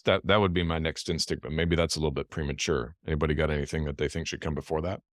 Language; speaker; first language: English; native; English